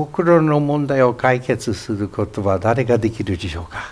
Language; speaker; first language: Japanese; non-native, fluent; English